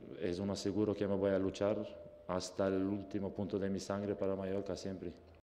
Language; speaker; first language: Spanish; non-native, learner; Albanian